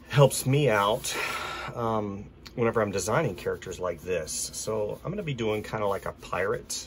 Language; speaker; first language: English; native; English